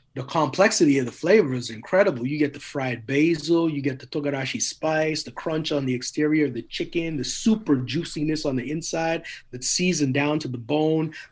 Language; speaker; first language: English; native; English